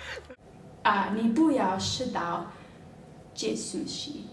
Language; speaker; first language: Chinese; non-native, learner; English